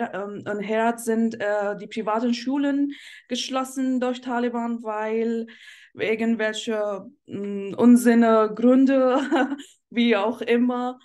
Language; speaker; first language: German; non-native, fluent; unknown